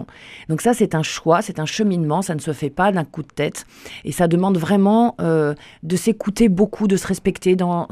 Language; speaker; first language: French; native; French